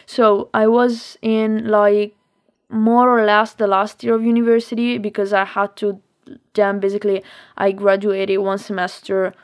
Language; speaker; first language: English; non-native, fluent; Italian